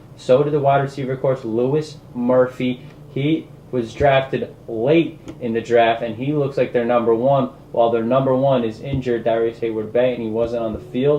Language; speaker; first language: English; native; English